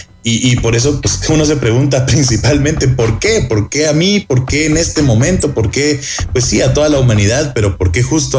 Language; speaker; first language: Spanish; native; Spanish